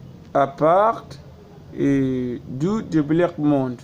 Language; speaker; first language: French; non-native, learner; Spanish